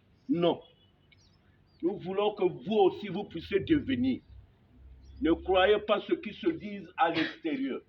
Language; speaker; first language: French; native; French